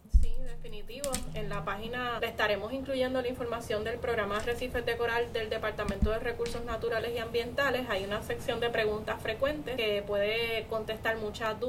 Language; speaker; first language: Spanish; native; Spanish